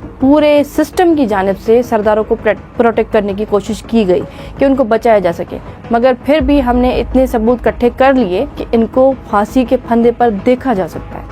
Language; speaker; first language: Urdu; non-native, local second language; Sindhi